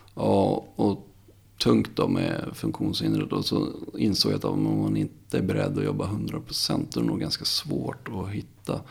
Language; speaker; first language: Swedish; native; Swedish